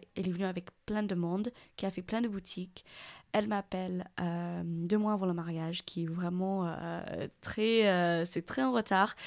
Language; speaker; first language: French; non-native, fluent; English